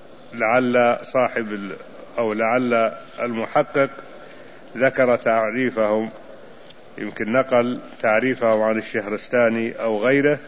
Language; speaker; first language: Arabic; native; Arabic